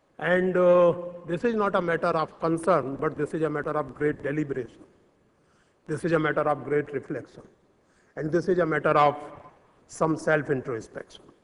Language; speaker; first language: English; non-native, local second language; Hindi